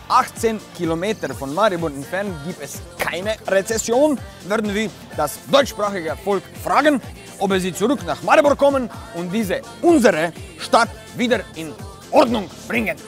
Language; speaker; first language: German; non-native, learner; Slovenian